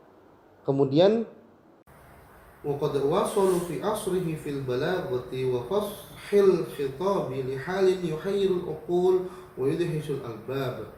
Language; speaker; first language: Arabic; non-native, fluent; Indonesian